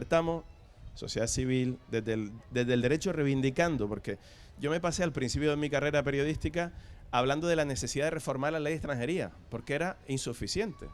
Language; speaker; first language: Spanish; native; Spanish